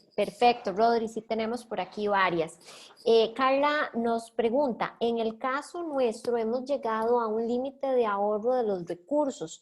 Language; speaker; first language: Spanish; native; Spanish